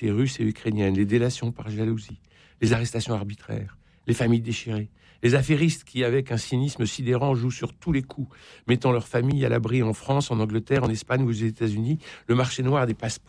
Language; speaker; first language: French; native; French